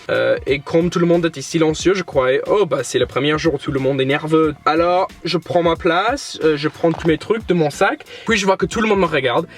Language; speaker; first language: French; non-native, fluent; English